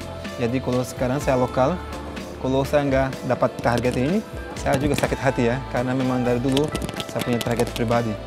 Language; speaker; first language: Indonesian; non-native, fluent; Portuguese